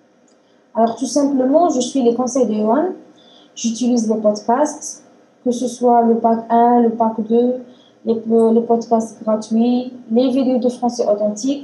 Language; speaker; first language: French; non-native, learner; Arabic